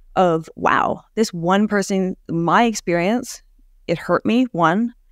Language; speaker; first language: English; native; English